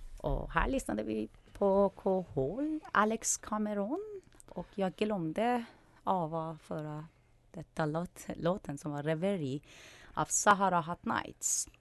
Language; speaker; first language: Swedish; non-native, fluent; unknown